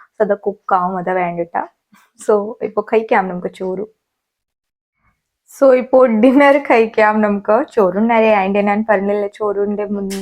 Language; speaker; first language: Malayalam; native; Malayalam